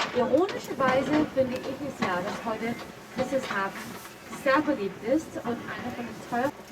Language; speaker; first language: German; non-native, fluent; Danish